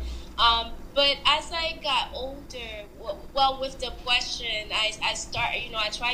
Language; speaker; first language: English; non-native, fluent; Haitian Creole